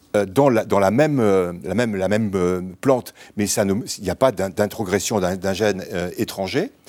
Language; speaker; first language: French; native; French